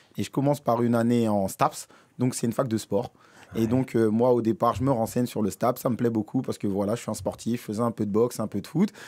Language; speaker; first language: French; native; French